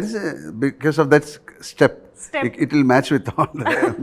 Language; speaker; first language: English; non-native, local second language; Malayalam